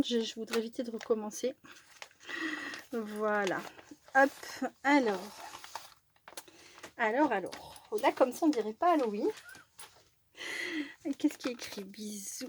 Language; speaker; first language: French; native; French